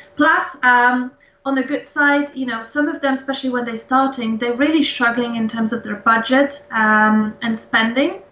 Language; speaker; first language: English; non-native, fluent; Polish